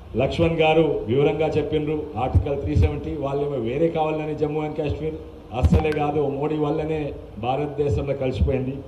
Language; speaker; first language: Telugu; native; Telugu